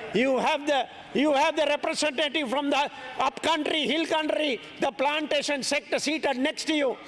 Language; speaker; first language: English; non-native, local second language; Sinhala